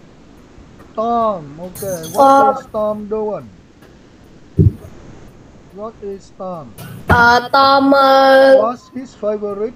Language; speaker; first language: English; non-native, fluent; Vietnamese